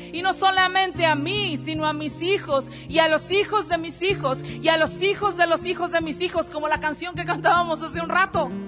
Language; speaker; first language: Spanish; native; Spanish